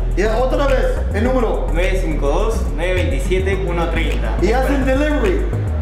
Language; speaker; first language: Spanish; non-native, learner; English